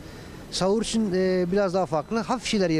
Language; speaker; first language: Turkish; native; Turkish